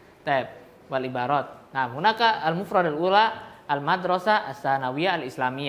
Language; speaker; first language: Arabic; non-native, fluent; Indonesian